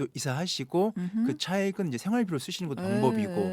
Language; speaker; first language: Korean; native; Korean